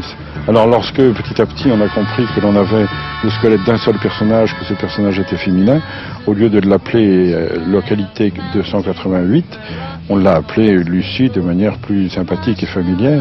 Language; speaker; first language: French; native; French